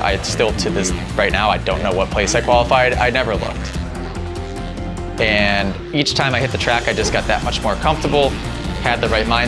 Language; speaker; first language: English; native; English